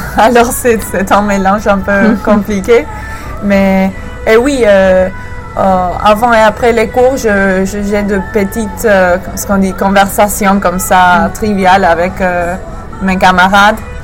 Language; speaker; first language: French; non-native, fluent; English